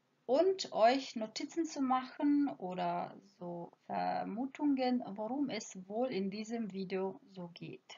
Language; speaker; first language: German; non-native, fluent; Croatian